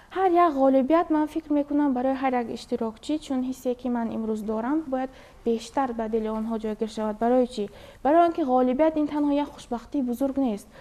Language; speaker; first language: Tajik; native; Tajik